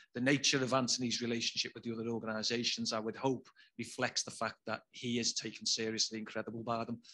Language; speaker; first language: English; native; English